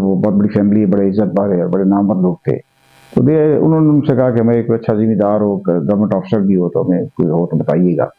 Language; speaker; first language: Urdu; non-native, local second language; Punjabi